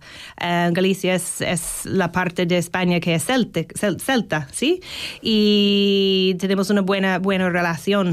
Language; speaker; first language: Spanish; non-native, fluent; English